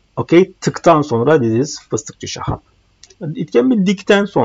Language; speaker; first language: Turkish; non-native, fluent; Arabic